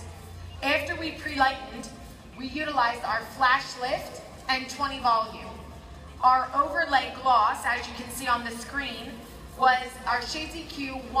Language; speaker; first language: English; native; English